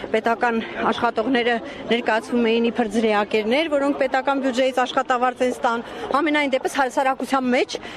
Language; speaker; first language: Armenian; native; Armenian